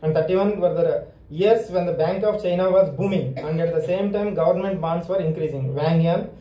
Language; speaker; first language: English; non-native, local second language; Telugu